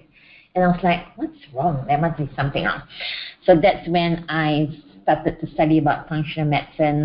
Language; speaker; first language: English; non-native, local second language; Malay